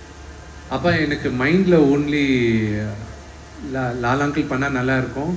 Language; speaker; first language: Tamil; non-native, local second language; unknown